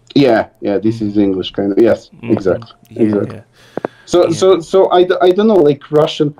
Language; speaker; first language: English; non-native, fluent; Serbian